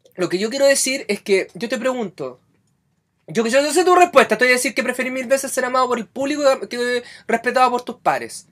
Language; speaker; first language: Spanish; native; Spanish